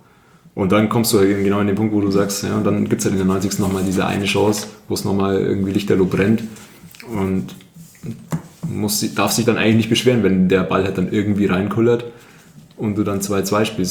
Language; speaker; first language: German; native; German